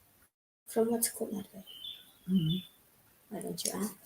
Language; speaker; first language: English; non-native, fluent; Indonesian